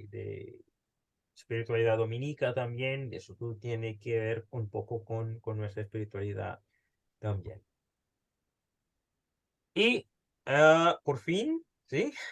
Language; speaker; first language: Spanish; early bilingual, heritage; Spanish